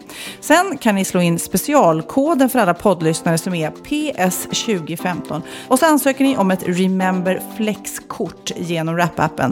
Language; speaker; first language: Swedish; native; Swedish